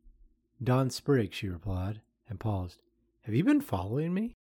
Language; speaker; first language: English; native; English